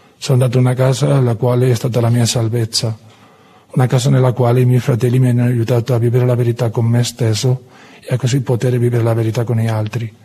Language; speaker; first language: Italian; non-native, fluent; Spanish